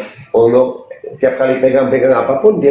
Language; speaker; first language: Indonesian; non-native, fluent; English